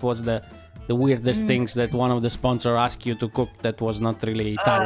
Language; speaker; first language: English; non-native, fluent; Italian